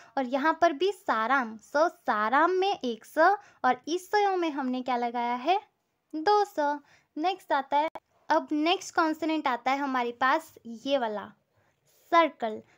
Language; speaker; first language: Hindi; native; Hindi